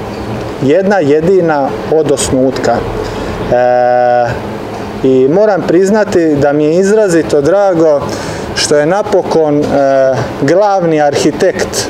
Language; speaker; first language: Serbian; native; Serbian